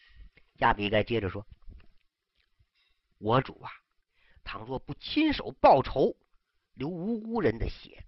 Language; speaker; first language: Chinese; native; Chinese